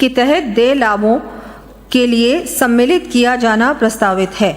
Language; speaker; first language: Hindi; native; Hindi